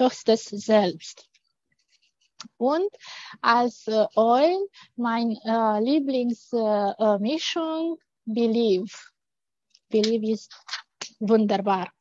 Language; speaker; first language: German; non-native, fluent; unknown